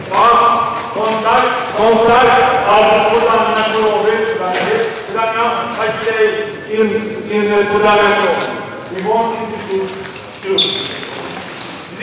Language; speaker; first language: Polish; non-native, learner; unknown